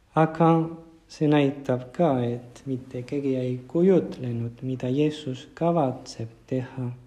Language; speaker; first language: Estonian; non-native, fluent; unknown